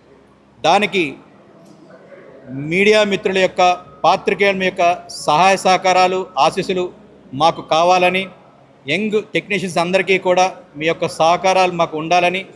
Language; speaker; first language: Telugu; native; Telugu